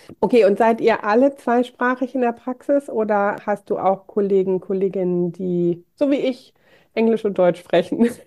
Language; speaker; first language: German; native; German